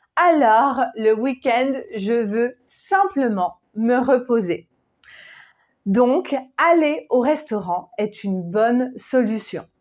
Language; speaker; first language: French; native; French